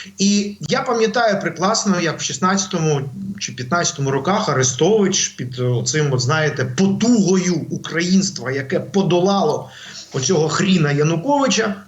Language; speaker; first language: Ukrainian; non-native, local second language; Russian